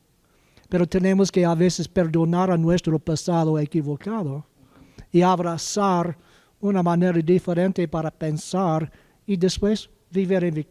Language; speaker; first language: Spanish; non-native, learner; English